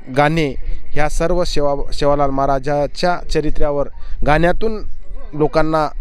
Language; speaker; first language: Marathi; non-native, local second language; Lambadi